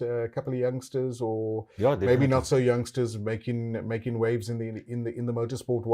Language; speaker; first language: English; native; English